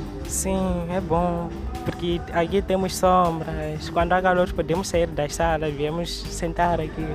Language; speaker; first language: Portuguese; non-native, local second language; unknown